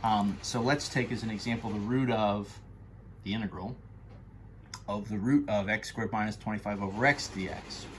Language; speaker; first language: English; native; English